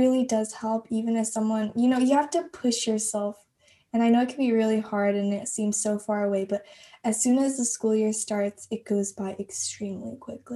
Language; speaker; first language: English; native; English